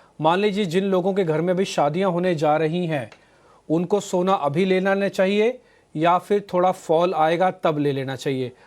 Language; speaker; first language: Hindi; native; Hindi